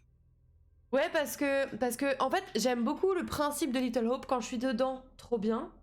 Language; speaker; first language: French; native; French